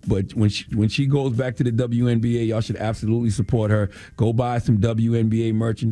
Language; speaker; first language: English; native; English